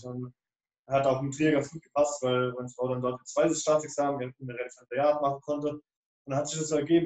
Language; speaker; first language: German; native; German